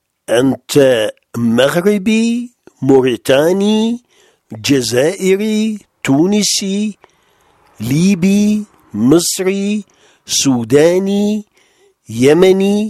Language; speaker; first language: Arabic; non-native, fluent; French